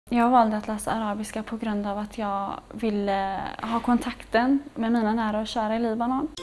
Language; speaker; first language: Swedish; early bilingual, other home language; Arabic